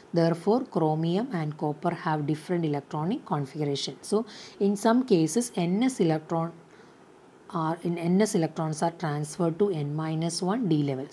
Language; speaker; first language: English; non-native, local second language; Malayalam